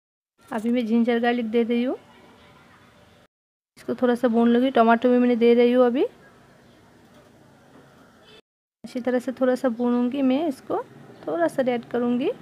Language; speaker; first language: Hindi; non-native, local second language; Bangla